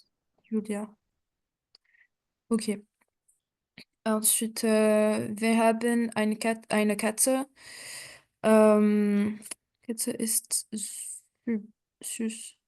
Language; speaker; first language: German; non-native, learner; French